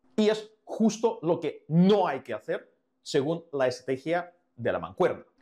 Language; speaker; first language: Spanish; non-native, fluent; Ukrainian